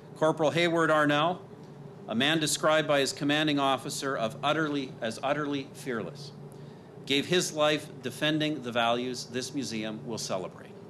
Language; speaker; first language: English; native; English